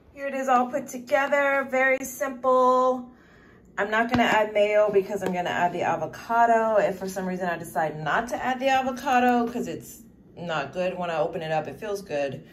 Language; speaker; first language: English; native; English